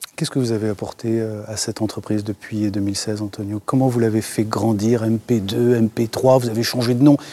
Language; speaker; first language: French; native; French